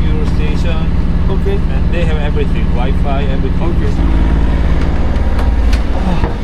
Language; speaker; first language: English; non-native, learner; Korean